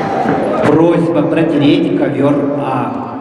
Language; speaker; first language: Russian; native; Russian